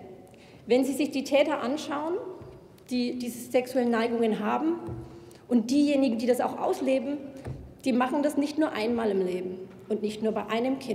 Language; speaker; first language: German; native; German